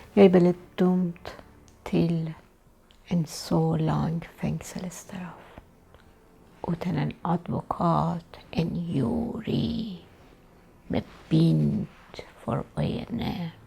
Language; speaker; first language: Norwegian; non-native, fluent; Persian